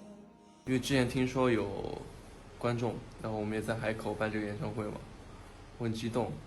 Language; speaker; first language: Chinese; native; Chinese